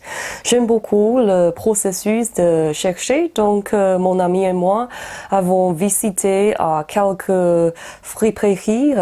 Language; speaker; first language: French; non-native, fluent; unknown